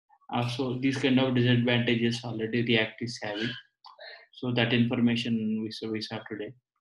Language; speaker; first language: English; non-native, local second language; Telugu